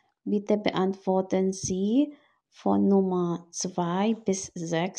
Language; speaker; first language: German; non-native, fluent; Filipino